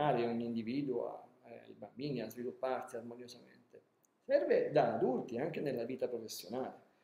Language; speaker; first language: Italian; native; Italian